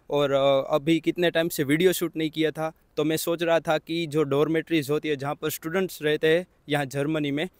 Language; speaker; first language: Hindi; non-native, local second language; Gujarati